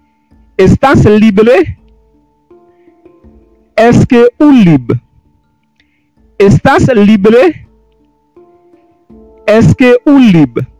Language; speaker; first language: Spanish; non-native, fluent; Haitian Creole